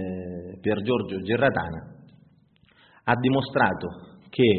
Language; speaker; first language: Italian; native; Italian